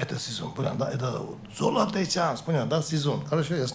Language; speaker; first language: Russian; non-native, learner; Tibetan